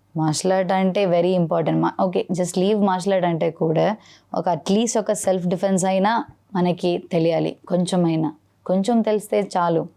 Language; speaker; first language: Telugu; non-native, learner; Malayalam